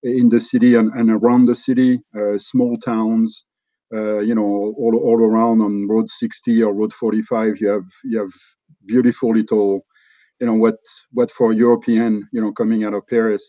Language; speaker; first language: English; non-native, fluent; French